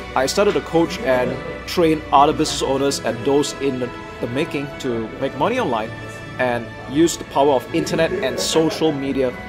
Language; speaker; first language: English; non-native, local second language; Chinese